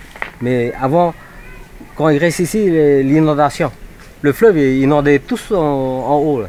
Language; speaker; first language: French; early bilingual, other home language; Vietnamese